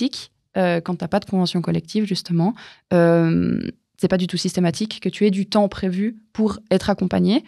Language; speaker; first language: French; native; French